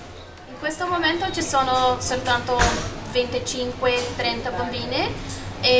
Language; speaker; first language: Italian; non-native, learner; Spanish